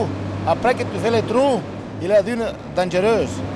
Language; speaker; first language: French; non-native, learner; Italian